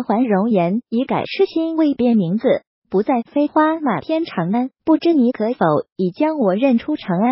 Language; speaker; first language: Chinese; native; Chinese